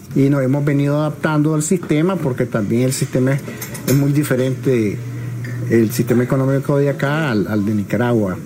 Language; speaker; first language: Spanish; native; Spanish